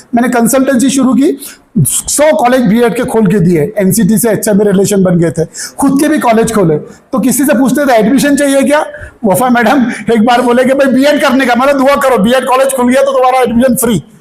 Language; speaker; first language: Hindi; non-native, local second language; Marathi